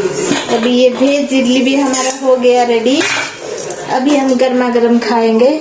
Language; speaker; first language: Hindi; native; Hindi